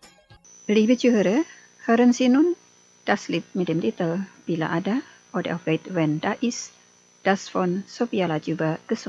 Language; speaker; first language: German; non-native, fluent; Indonesian